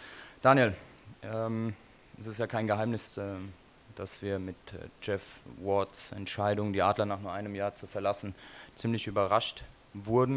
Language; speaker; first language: German; native; German